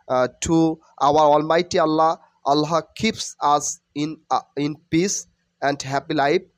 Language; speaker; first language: English; non-native, learner; Bangla